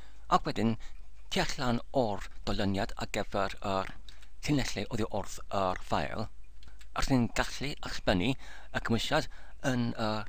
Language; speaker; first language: Welsh; non-native, learner; English